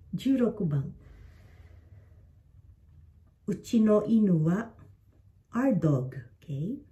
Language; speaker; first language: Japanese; non-native, fluent; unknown